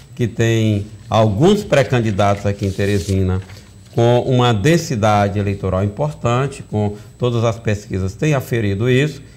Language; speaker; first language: Portuguese; native; Portuguese